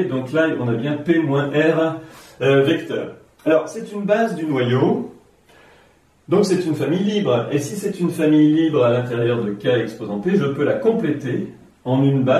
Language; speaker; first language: French; native; French